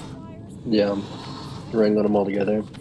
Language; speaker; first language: English; native; English